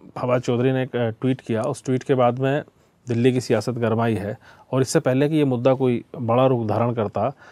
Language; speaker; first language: Hindi; native; Hindi